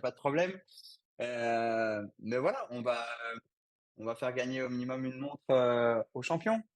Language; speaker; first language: French; native; French